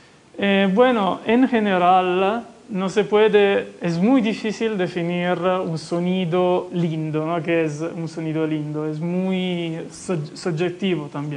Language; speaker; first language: Spanish; non-native, fluent; Italian